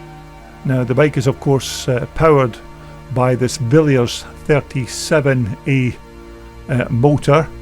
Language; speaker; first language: English; native; English